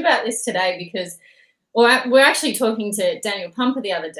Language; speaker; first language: English; native; English